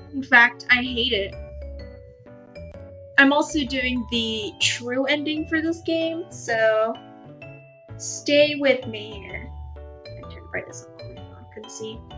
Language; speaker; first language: English; native; English